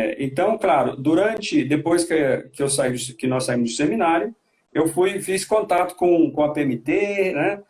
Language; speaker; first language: Portuguese; native; Portuguese